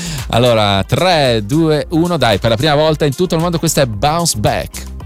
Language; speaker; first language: Italian; native; Italian